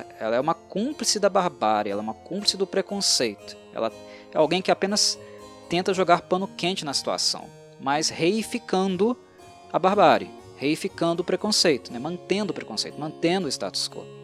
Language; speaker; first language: Portuguese; native; Portuguese